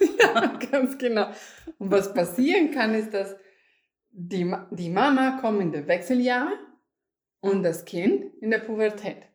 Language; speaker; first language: German; non-native, fluent; Spanish